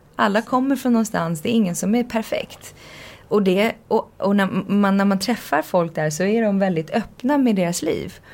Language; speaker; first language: Swedish; early bilingual, heritage; Swedish